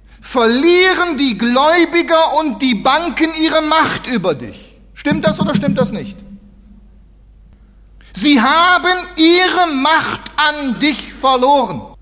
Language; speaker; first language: German; native; German